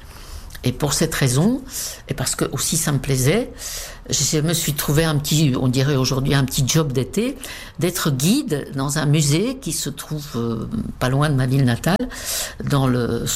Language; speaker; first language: French; non-native, fluent; Czech